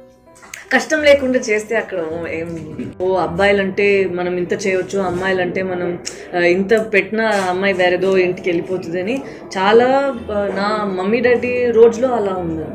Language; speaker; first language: Telugu; non-native, fluent; Tamil